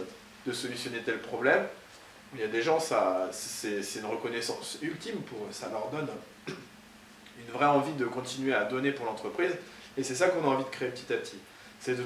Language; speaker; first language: French; native; French